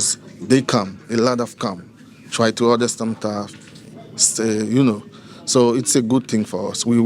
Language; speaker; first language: English; non-native, learner; Haitian Creole